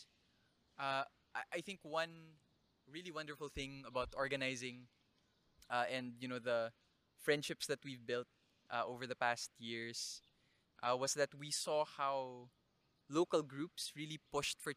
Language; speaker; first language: English; non-native, local second language; Bikol